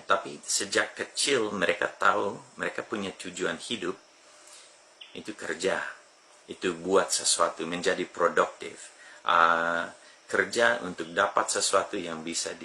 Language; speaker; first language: Indonesian; non-native, fluent; English